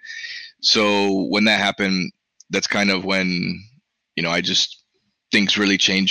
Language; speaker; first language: English; early bilingual, other home language; Spanish